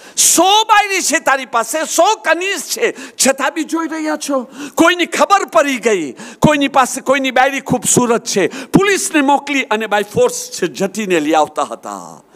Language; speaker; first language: Gujarati; early bilingual, heritage; Gujarati